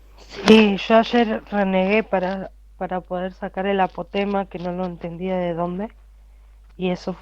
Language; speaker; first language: Spanish; native; Spanish